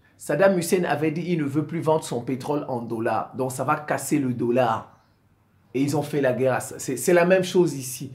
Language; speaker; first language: French; non-native, local second language; Sango